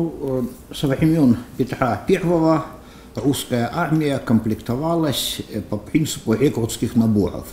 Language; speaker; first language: Russian; native; Russian